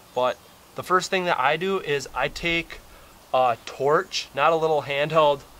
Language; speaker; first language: English; native; English